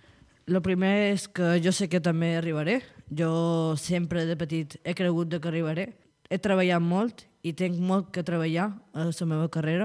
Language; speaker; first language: Catalan; non-native, local second language; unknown